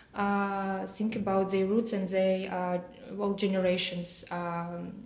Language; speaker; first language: English; non-native, learner; Russian